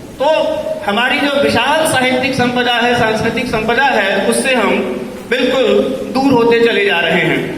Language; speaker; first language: Hindi; native; Hindi